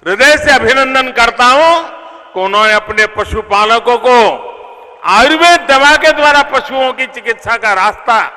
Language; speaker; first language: Hindi; non-native, local second language; Gujarati